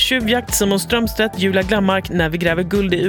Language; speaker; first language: Swedish; native; Swedish